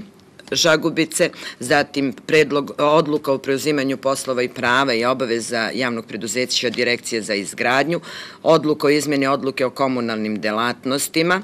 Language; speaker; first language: Serbian; native; Serbian